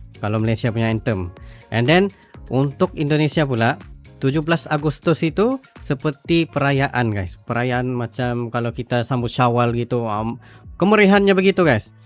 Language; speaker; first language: Malay; native; Malay